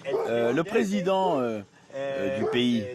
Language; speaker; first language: French; native; French